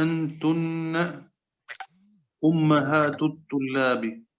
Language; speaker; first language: Arabic; non-native, learner; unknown